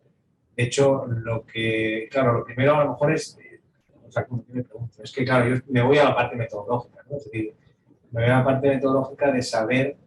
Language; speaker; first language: Spanish; native; Spanish